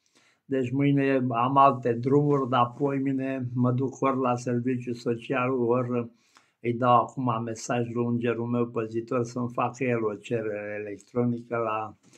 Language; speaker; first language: Romanian; native; Romanian